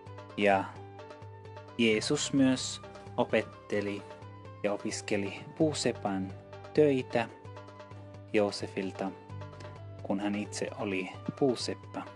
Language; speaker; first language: Finnish; non-native, fluent; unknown